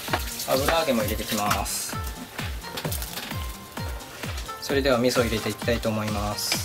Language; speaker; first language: Japanese; native; Japanese